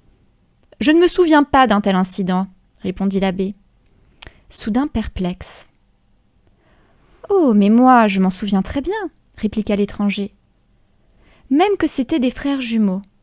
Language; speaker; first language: French; native; French